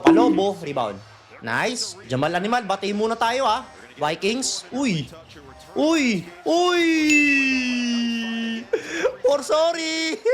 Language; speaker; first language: Filipino; native; Filipino